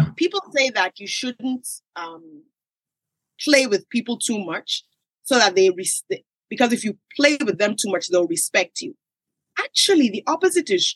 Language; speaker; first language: English; non-native, local second language; Yoruba